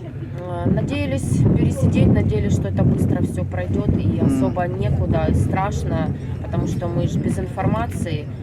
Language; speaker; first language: Russian; native; Russian